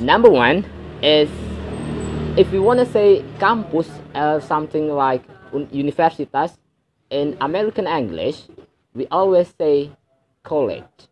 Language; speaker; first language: English; non-native, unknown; Indonesian